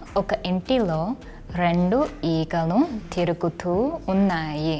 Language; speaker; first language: Telugu; non-native, learner; English